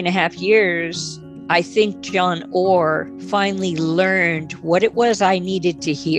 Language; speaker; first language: English; native; English